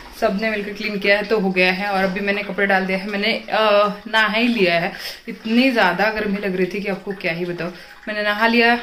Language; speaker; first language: Hindi; native; Hindi